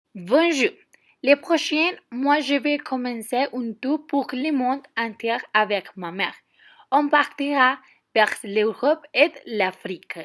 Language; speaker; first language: French; non-native, learner; Spanish